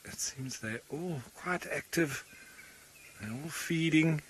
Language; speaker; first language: English; native; English